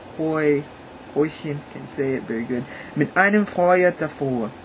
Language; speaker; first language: German; non-native, learner; English